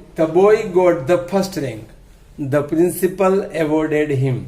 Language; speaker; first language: English; non-native, local second language; Gujarati